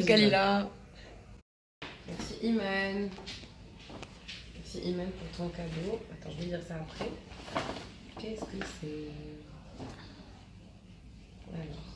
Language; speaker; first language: French; non-native, local second language; Arabic